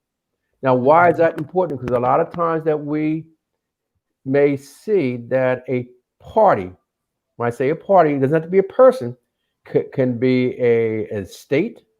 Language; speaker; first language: English; native; English